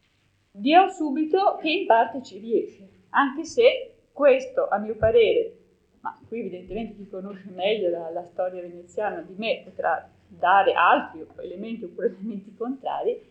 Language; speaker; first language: Italian; native; Italian